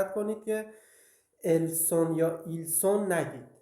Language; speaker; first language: Persian; native; Persian